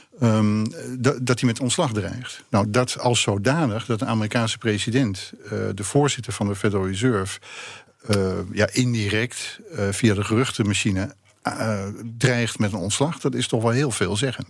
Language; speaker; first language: Dutch; native; Dutch